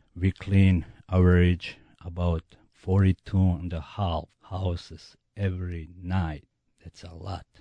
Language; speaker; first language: English; non-native, learner; Bosnian